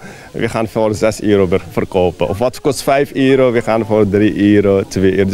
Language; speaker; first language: Dutch; non-native, fluent; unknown